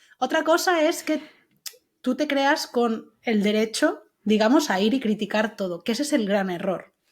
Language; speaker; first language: Spanish; native; Spanish